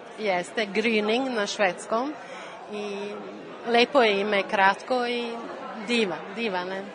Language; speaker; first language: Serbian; non-native, learner; Swedish